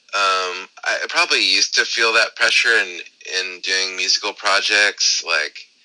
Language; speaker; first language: English; native; English